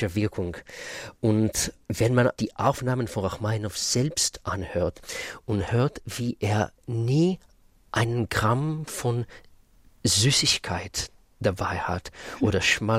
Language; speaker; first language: German; non-native, fluent; Russian